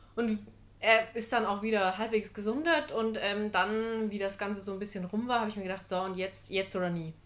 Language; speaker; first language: German; native; German